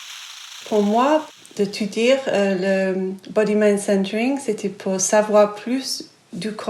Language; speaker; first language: French; non-native, fluent; English